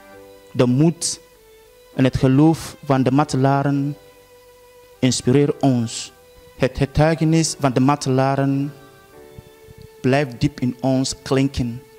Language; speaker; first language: Dutch; non-native, fluent; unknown